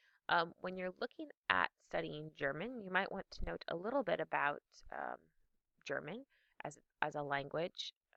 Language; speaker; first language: English; native; English